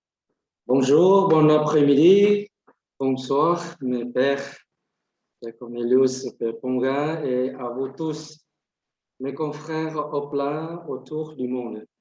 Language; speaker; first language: French; non-native, fluent; Vietnamese